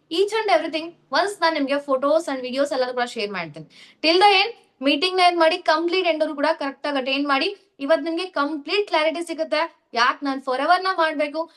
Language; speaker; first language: Kannada; native; Kannada